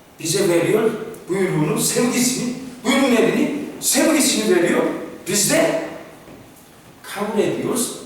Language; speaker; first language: Turkish; non-native, fluent; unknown